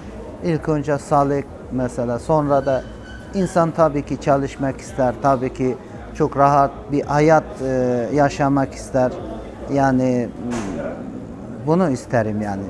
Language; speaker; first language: Turkish; non-native, learner; Persian